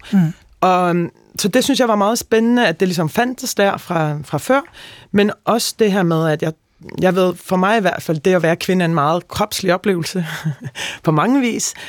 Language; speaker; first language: Danish; early bilingual, heritage; Norwegian